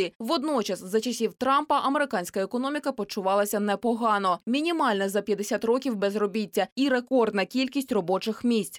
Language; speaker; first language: Ukrainian; native; Ukrainian